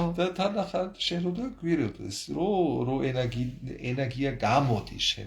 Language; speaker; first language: Georgian; early bilingual, heritage; Georgian